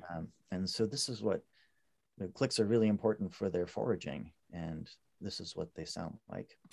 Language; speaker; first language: English; native; English